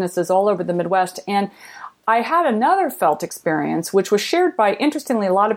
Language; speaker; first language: English; native; English